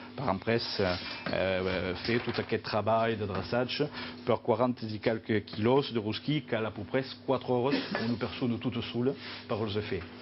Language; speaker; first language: Catalan; non-native, local second language; French